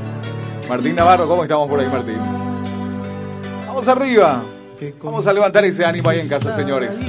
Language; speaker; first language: Spanish; native; Spanish